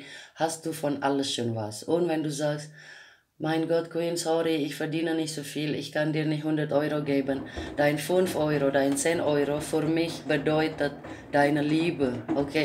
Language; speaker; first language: German; non-native, learner; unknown